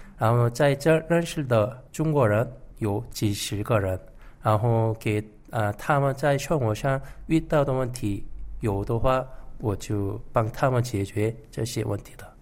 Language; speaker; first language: Chinese; non-native, fluent; Korean